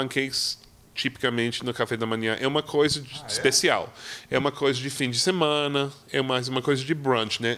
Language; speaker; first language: Portuguese; non-native, fluent; English